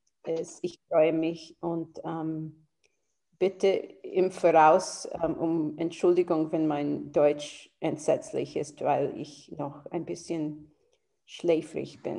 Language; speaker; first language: German; non-native, fluent; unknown